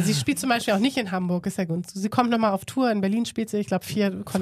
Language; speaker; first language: German; native; German